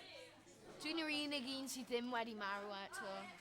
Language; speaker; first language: Welsh; non-native, local second language; English